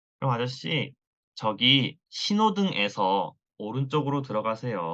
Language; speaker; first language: Korean; non-native, learner; Thai